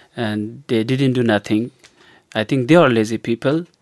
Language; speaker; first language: English; non-native, learner; Persian